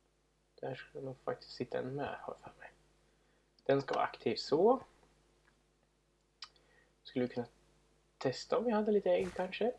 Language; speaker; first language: Swedish; native; Swedish